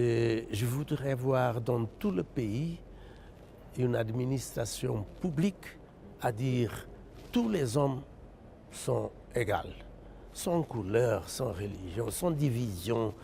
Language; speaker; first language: French; non-native, fluent; Portuguese